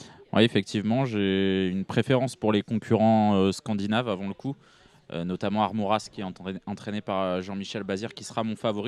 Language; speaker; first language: French; native; French